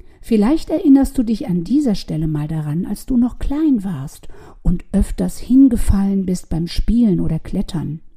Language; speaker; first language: German; native; German